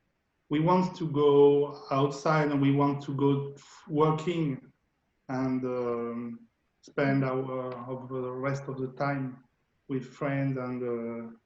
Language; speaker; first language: English; non-native, learner; French